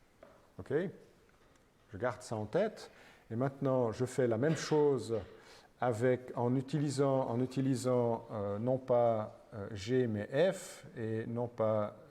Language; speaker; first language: French; native; French